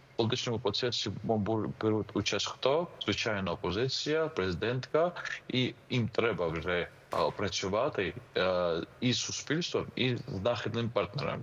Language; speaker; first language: Ukrainian; non-native, fluent; Georgian